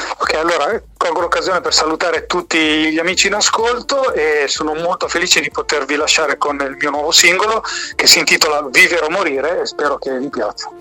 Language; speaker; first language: Italian; native; Italian